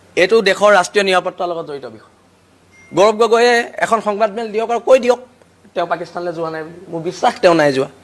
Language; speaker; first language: Assamese; native; Assamese